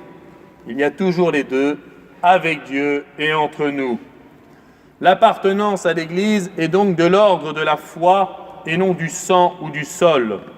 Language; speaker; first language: French; native; French